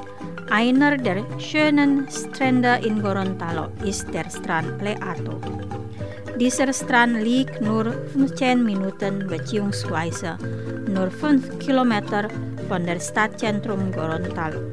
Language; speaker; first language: German; non-native, fluent; Indonesian